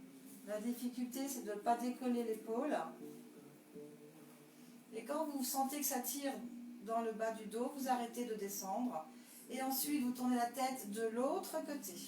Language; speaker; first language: French; native; French